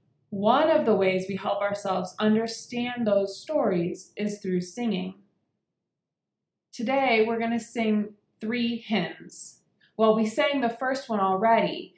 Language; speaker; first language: English; native; English